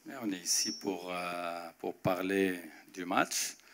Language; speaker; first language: French; non-native, local second language; Arabic